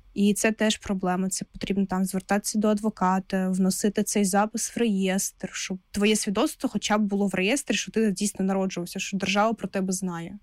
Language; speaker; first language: Ukrainian; non-native, local second language; Russian